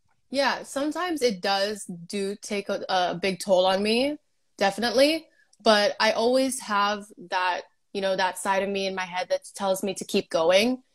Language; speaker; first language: English; native; English